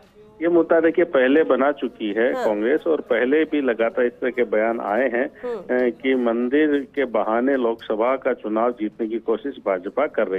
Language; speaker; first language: Hindi; native; Hindi